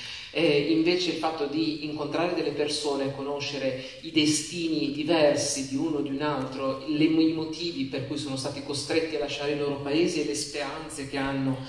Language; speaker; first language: Italian; native; Italian